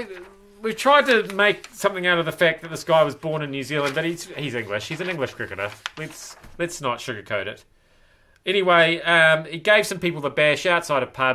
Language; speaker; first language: English; native; English